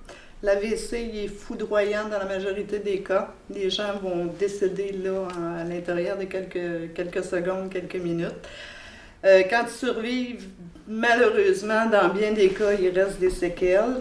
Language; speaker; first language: French; native; French